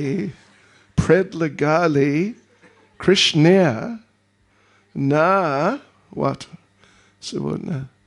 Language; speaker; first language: Russian; non-native, learner; English